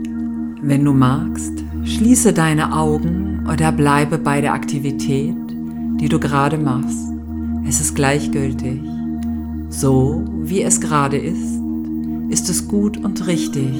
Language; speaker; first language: German; native; German